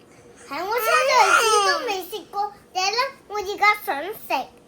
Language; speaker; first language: Chinese; early bilingual, heritage; Cantonese